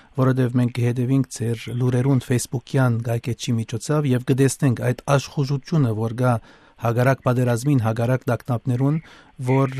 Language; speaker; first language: Armenian; early bilingual, heritage; Armenian